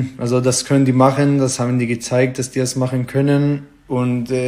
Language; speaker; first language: German; non-native, fluent; Hebrew